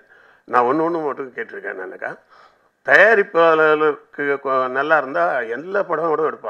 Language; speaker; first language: Tamil; native; Tamil